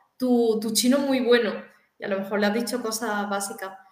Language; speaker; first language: Spanish; native; Spanish